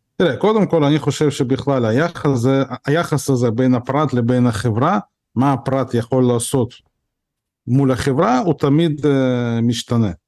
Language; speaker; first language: Hebrew; early bilingual, other home language; Russian